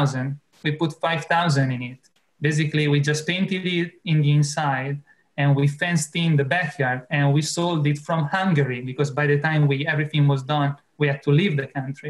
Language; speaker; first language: English; non-native, fluent; Italian